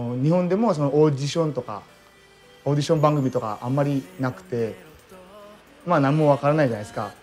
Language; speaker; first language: Japanese; early bilingual, other home language; Filipino